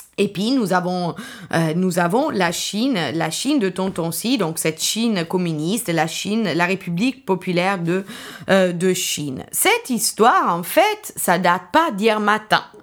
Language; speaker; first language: French; non-native, fluent; Italian